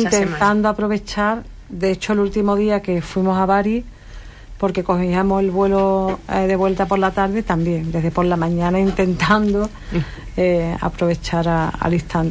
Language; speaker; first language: Spanish; native; Spanish